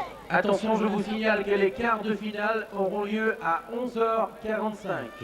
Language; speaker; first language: French; native; French